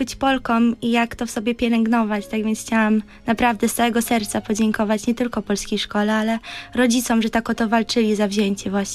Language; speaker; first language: Polish; early bilingual, heritage; Polish